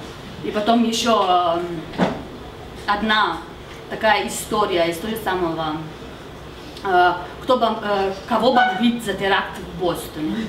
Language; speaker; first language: Russian; non-native, fluent; Slovenian